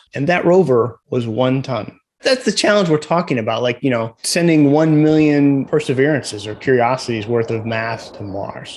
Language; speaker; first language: English; native; English